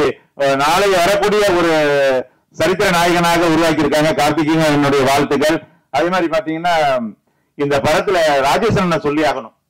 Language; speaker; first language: Tamil; native; Tamil